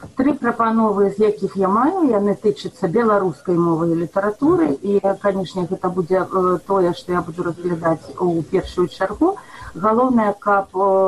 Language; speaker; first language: Belarusian; native; Belarusian